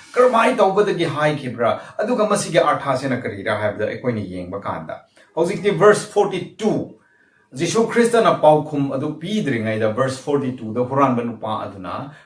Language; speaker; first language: Manipuri; non-native, local second language; Rongmei Naga